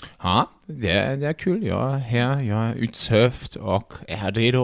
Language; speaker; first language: Swedish; non-native, fluent; German